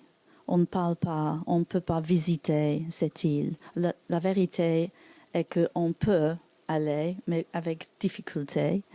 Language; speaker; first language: French; non-native, learner; English